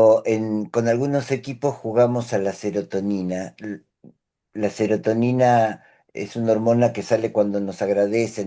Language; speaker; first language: Spanish; native; Spanish